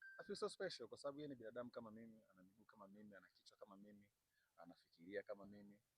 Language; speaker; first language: Swahili; native; Swahili